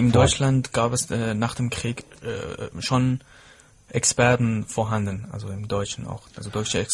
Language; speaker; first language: German; non-native, fluent; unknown